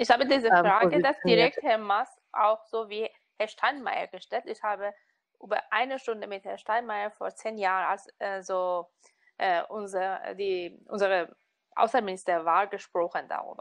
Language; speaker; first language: German; non-native, learner; Persian